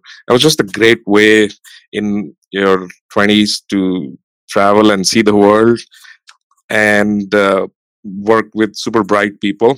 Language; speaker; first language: English; non-native, local second language; Hindi